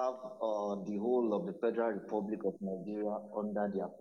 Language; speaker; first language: English; non-native, local second language; Yoruba